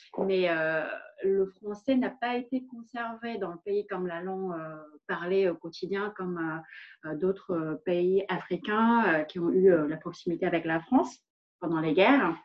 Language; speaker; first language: French; non-native, fluent; Vietnamese